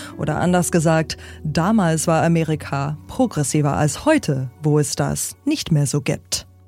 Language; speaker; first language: German; native; German